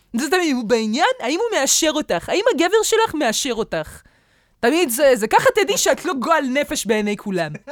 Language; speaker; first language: Hebrew; native; Hebrew